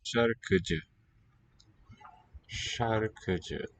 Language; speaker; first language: Turkish; non-native, learner; English